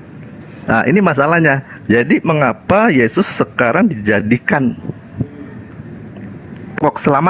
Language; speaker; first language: Indonesian; native; Indonesian